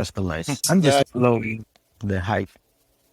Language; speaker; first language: English; non-native, learner; Indonesian